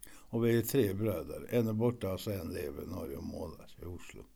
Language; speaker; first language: Swedish; early bilingual, other home language; Norwegian